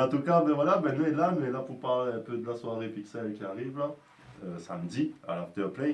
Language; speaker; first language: French; non-native, local second language; Réunion Creole French